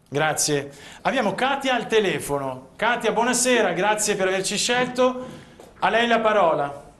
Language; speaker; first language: Italian; native; Italian